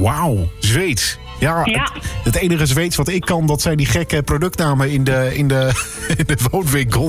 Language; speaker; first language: Dutch; native; Dutch